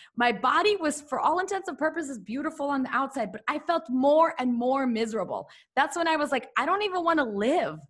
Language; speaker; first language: English; early bilingual, other home language; Russian